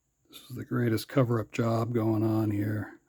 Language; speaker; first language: English; native; English